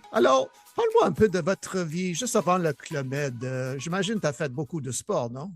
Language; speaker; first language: French; non-native, local second language; English